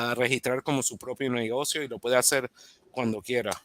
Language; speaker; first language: Spanish; early bilingual, heritage; Spanish